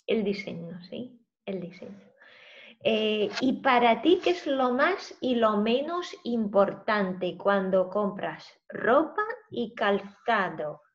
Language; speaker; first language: Spanish; non-native, fluent; Russian